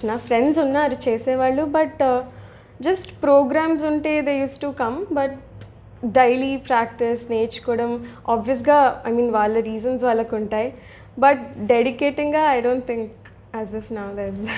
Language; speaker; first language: Telugu; early bilingual, heritage; Telugu